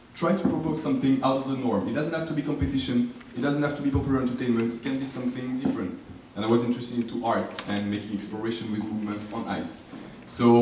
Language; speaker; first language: English; non-native, fluent; French